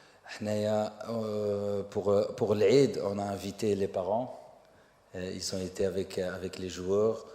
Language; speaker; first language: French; non-native, fluent; Arabic